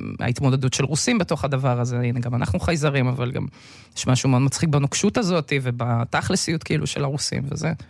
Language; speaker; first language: Hebrew; early bilingual, other home language; Russian